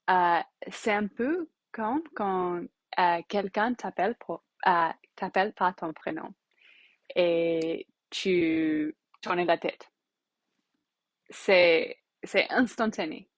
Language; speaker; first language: French; non-native, learner; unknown